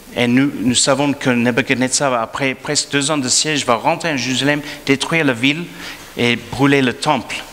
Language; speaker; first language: French; non-native, fluent; English